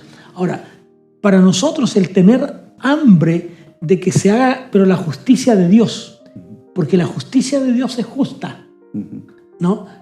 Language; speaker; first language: Spanish; native; Spanish